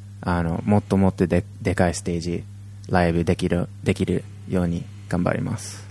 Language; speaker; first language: Japanese; non-native, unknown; English